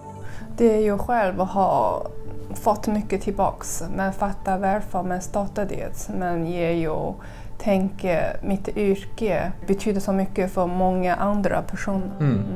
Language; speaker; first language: Swedish; non-native, learner; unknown